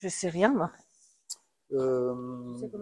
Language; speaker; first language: French; non-native, fluent; Italian